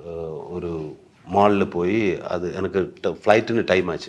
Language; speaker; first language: Tamil; non-native, learner; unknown